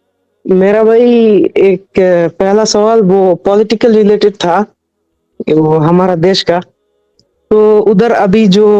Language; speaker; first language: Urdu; non-native, learner; Bangla